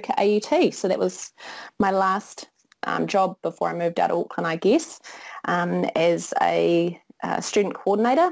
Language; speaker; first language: English; native; English